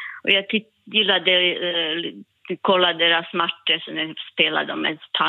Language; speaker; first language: Swedish; non-native, learner; Bosnian